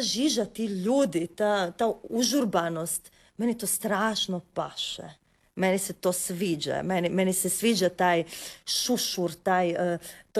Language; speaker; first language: Croatian; native; Croatian